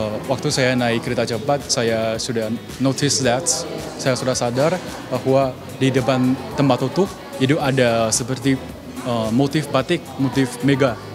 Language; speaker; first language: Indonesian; non-native, local second language; Chinese